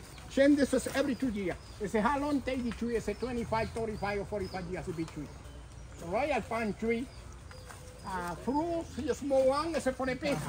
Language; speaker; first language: English; non-native, learner; Spanish